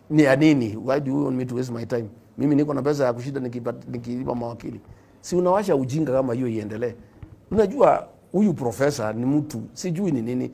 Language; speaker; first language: Swahili; non-native, local second language; Kikuyu